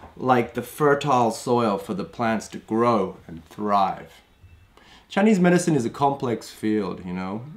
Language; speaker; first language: English; native; English